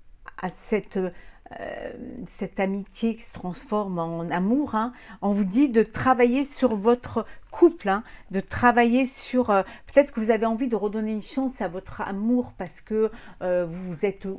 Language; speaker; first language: French; native; French